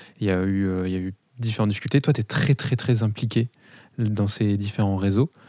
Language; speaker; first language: French; native; French